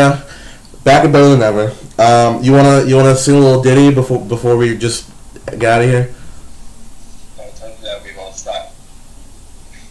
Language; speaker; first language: English; native; English